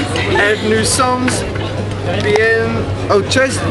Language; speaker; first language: French; non-native, learner; English